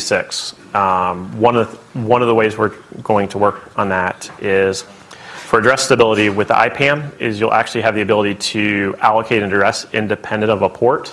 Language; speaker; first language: English; native; English